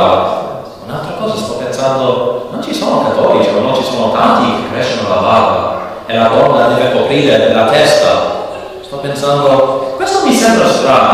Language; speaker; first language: Italian; non-native, learner; English